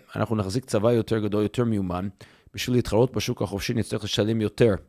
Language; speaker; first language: Hebrew; non-native, fluent; English